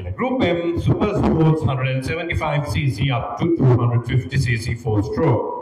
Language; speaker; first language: English; non-native, local second language; Sinhala